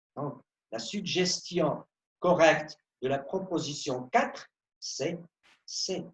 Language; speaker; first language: French; non-native, local second language; Arabic